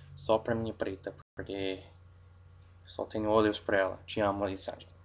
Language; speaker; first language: Portuguese; non-native, fluent; English